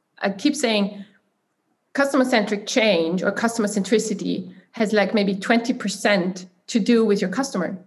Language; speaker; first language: English; non-native, fluent; German